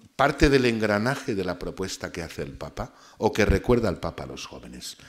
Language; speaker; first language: Spanish; native; Spanish